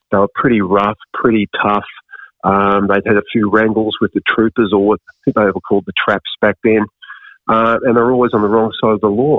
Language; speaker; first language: English; native; English